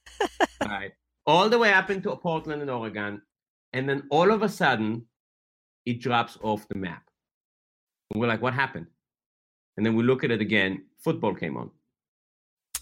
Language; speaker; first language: English; native; English